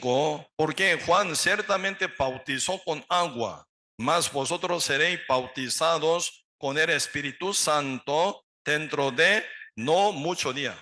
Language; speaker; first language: Spanish; non-native, learner; Korean